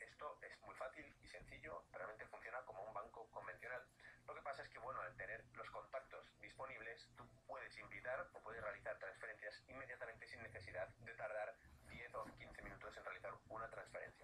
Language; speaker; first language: Spanish; native; Spanish